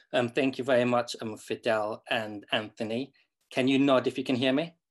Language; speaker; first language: English; native; English